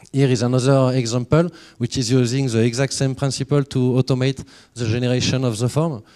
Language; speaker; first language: English; non-native, fluent; French